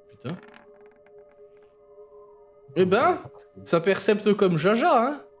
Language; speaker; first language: French; native; French